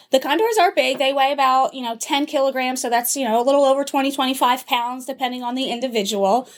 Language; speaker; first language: English; native; English